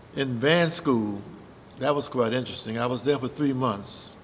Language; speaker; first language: English; native; English